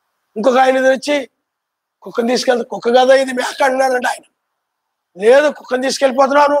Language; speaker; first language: Telugu; native; Telugu